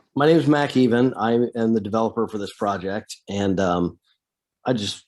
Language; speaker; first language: English; native; English